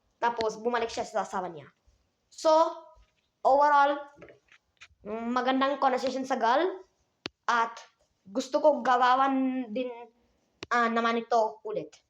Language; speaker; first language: Filipino; non-native, learner; Hindi